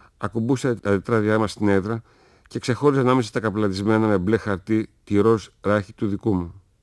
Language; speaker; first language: Greek; native; Greek